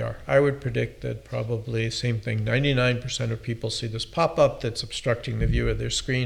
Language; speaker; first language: English; native; English